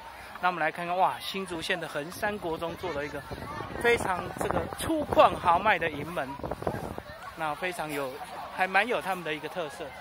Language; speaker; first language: Chinese; native; Chinese